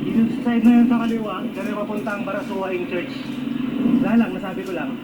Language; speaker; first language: Filipino; native; Filipino